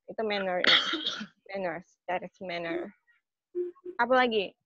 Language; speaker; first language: English; non-native, fluent; Indonesian